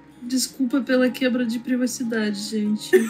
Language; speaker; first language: Portuguese; non-native, fluent; Russian